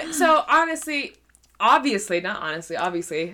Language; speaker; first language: English; native; English